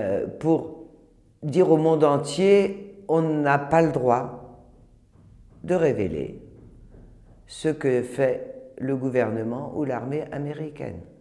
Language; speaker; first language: French; native; French